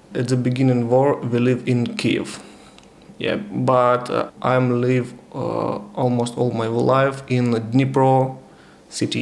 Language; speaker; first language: English; non-native, learner; Ukrainian